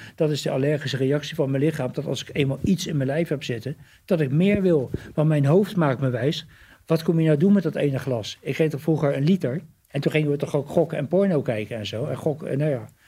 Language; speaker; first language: Dutch; native; Dutch